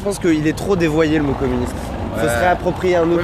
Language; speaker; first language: French; native; French